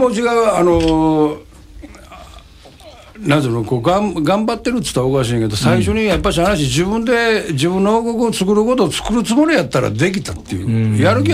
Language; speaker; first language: Japanese; native; Japanese